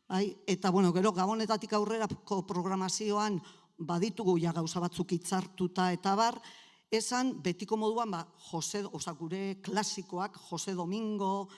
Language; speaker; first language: Basque; native; Basque